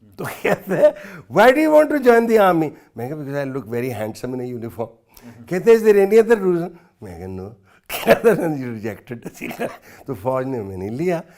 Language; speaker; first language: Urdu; non-native, local second language; Punjabi